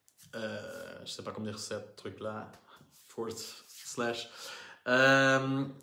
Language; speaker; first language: French; non-native, learner; Portuguese